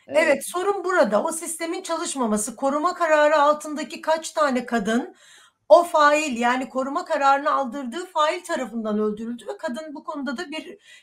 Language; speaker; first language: Turkish; native; Turkish